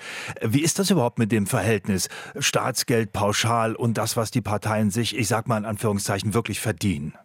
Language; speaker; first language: German; native; German